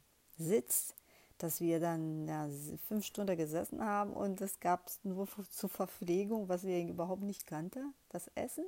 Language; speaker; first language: German; non-native, fluent; Portuguese